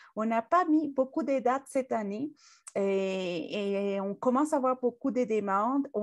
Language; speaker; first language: French; non-native, fluent; Spanish